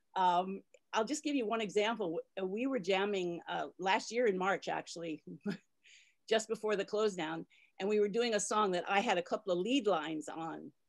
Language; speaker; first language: English; native; English